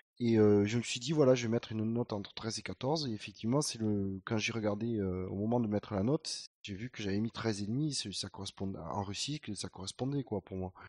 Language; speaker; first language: French; native; French